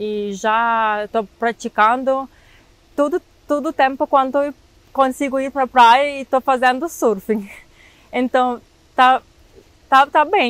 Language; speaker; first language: Portuguese; non-native, fluent; Ukrainian